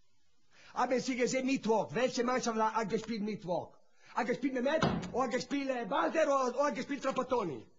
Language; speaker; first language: German; non-native, learner; Italian